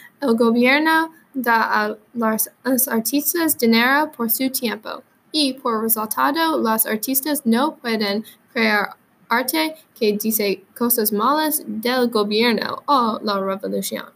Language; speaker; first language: Spanish; non-native, learner; English